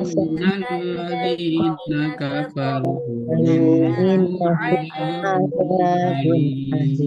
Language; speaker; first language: Arabic; non-native, learner; Indonesian